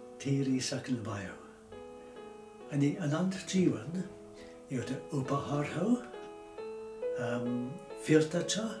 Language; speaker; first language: Nepali; non-native, fluent; English